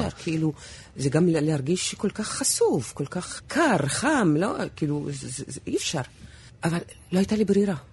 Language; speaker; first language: Hebrew; non-native, local second language; Arabic